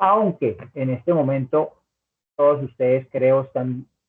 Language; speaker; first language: Spanish; native; Spanish